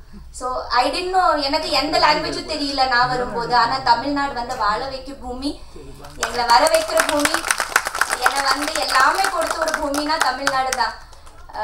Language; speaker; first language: Tamil; non-native, local second language; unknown